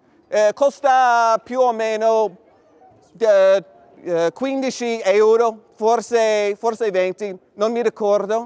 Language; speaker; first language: Italian; non-native, learner; English